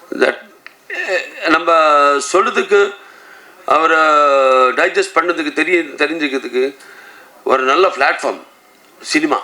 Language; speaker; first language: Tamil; non-native, learner; Telugu